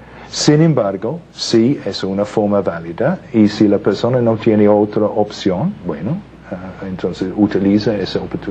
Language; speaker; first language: Spanish; non-native, fluent; English